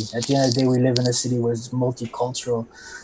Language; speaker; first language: English; native; English